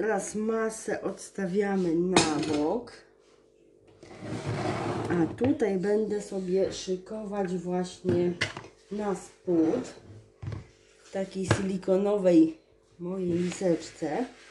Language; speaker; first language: Polish; native; Polish